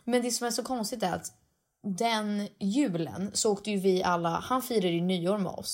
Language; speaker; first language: Swedish; native; Swedish